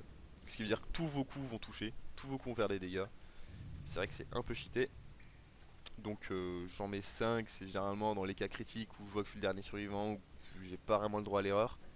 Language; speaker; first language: French; native; French